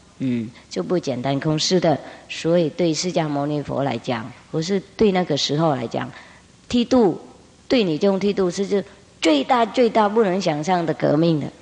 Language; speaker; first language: Chinese; non-native, fluent; Vietnamese